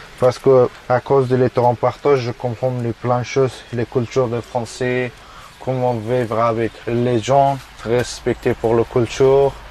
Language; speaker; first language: French; non-native, learner; Persian